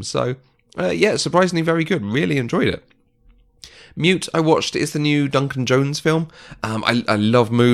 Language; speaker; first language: English; native; English